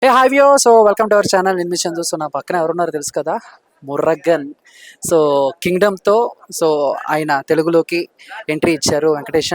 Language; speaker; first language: Telugu; native; Telugu